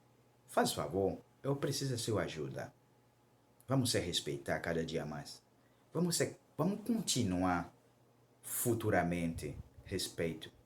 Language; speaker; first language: Portuguese; non-native, local second language; Haitian Creole